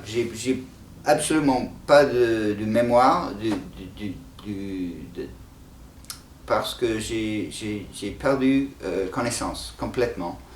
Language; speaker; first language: French; non-native, fluent; English